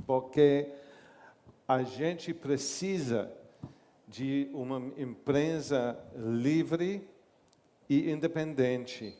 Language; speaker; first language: Portuguese; non-native, learner; English